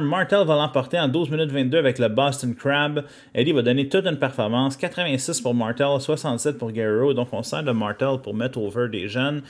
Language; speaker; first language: French; native; French